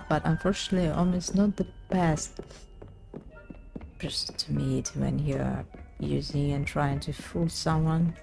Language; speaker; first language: English; non-native, learner; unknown